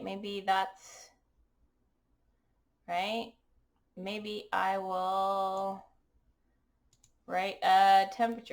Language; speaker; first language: English; native; English